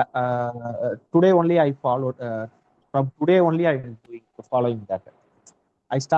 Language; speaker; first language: English; non-native, learner; Tamil